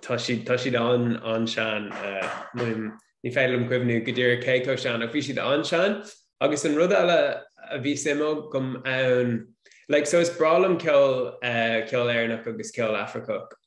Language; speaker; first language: Irish; non-native, local second language; English